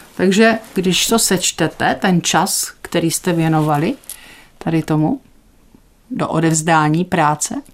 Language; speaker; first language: Czech; native; Czech